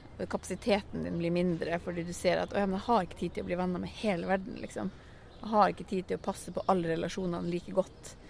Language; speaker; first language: Norwegian; native; Norwegian